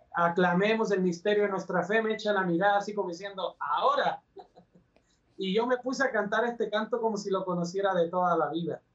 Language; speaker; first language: Spanish; native; Spanish